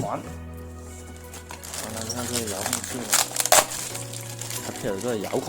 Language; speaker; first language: Chinese; native; Chinese